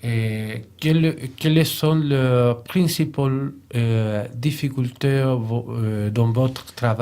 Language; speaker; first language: French; non-native, learner; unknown